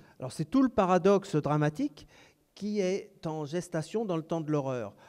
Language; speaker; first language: French; native; French